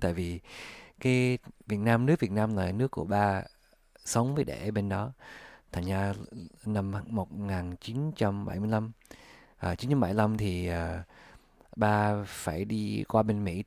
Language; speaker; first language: Vietnamese; early bilingual, other home language; English